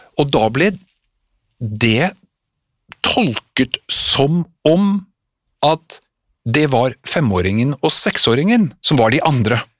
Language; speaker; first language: Norwegian; native; Norwegian